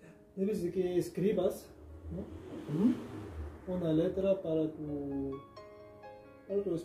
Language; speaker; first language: Spanish; non-native, learner; Arabic